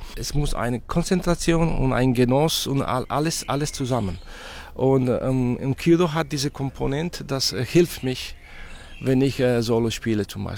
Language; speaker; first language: German; non-native, fluent; Catalan